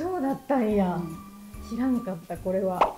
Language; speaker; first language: Japanese; native; Japanese